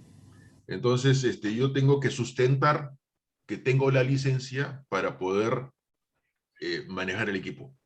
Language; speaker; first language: Spanish; native; Spanish